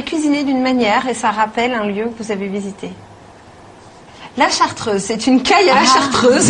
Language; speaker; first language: French; native; French